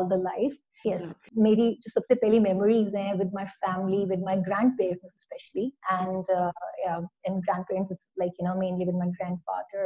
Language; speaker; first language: English; non-native, local second language; Urdu